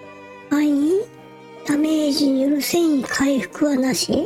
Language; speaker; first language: Japanese; native; Japanese